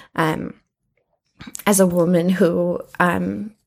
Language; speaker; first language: English; native; English